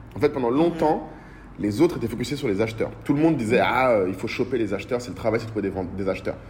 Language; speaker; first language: French; non-native, local second language; Bambara